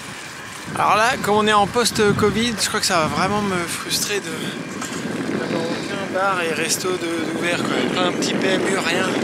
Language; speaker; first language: French; native; French